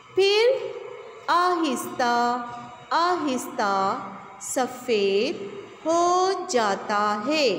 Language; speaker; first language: Urdu; native; Urdu